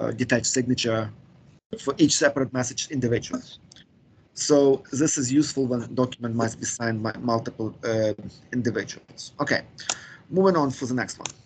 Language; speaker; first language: English; non-native, fluent; Ukrainian